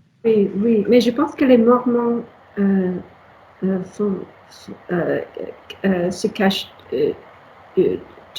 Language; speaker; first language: French; non-native, fluent; English